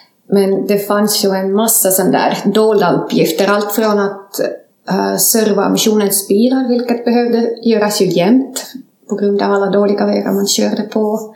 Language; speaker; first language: Swedish; non-native, fluent; Estonian